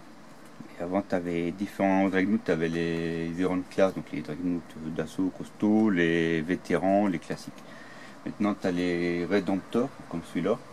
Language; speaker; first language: French; native; French